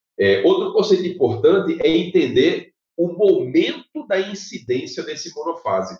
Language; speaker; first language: Portuguese; native; Portuguese